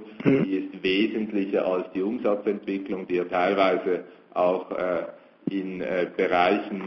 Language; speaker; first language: German; native; German